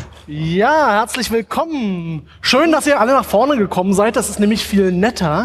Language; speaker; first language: German; native; German